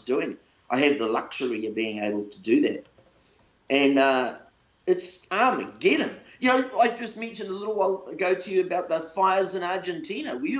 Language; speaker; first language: English; native; English